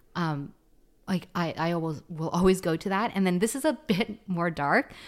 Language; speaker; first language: English; non-native, fluent; Filipino